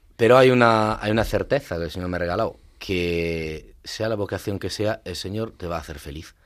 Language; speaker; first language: Spanish; non-native, fluent; Italian